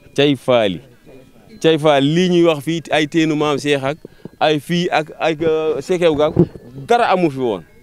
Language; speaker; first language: Wolof; non-native, local second language; Fula